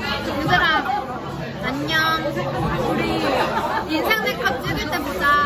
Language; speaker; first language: Korean; native; Korean